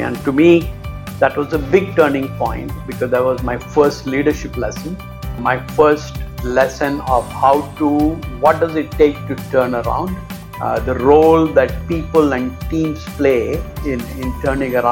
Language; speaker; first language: English; non-native, local second language; Tamil